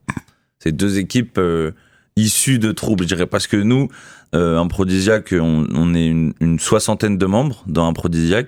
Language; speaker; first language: French; native; French